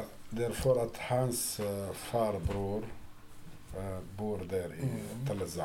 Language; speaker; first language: Swedish; non-native, fluent; Arabic